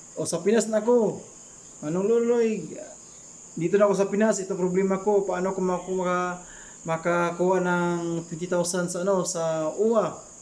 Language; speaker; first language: Filipino; non-native, local second language; Cebuano